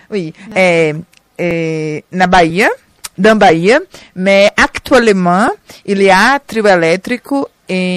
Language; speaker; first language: French; non-native, learner; Portuguese